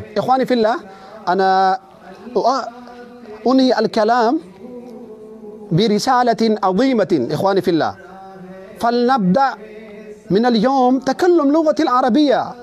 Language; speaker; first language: Arabic; non-native, fluent; Urdu